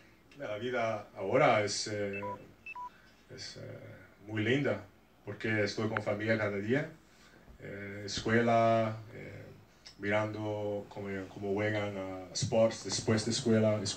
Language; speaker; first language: Spanish; non-native, learner; English